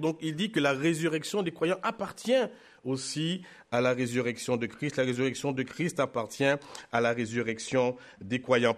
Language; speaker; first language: French; native; French